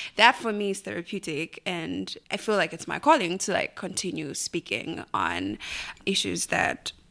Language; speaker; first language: English; non-native, local second language; Bemba